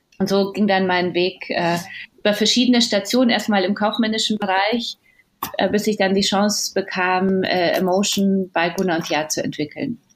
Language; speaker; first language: German; early bilingual, other home language; Polish